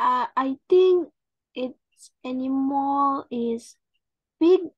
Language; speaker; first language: English; non-native, learner; Indonesian